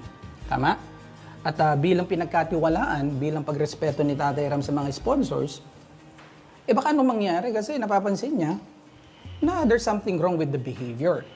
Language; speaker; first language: Filipino; native; Filipino